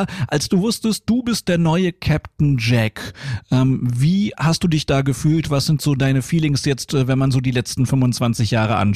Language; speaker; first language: German; native; German